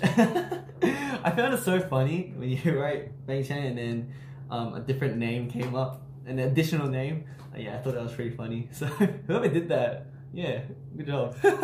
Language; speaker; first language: English; early bilingual, other home language; Korean